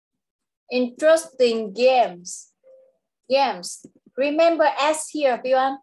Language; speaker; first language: English; non-native, local second language; Vietnamese